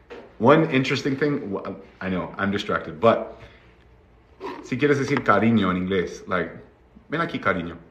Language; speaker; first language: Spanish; non-native, fluent; English